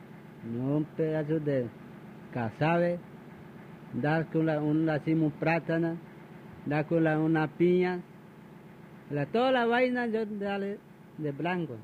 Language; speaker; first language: Spanish; non-native, local second language; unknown